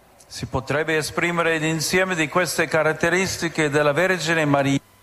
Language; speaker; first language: Italian; non-native, fluent; English